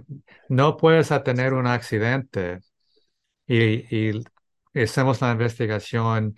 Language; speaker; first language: Spanish; early bilingual, heritage; English